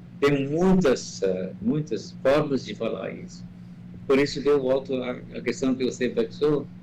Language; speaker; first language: Portuguese; non-native, fluent; Malayalam